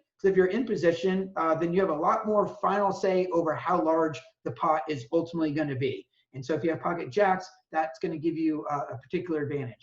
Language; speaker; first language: English; native; English